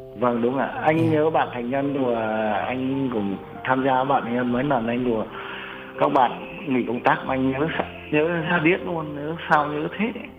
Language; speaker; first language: Vietnamese; native; Vietnamese